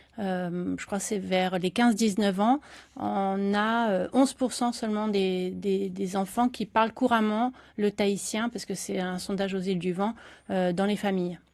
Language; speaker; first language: French; native; French